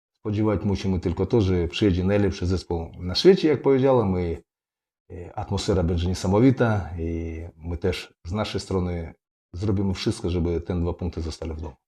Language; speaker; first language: Polish; non-native, fluent; Russian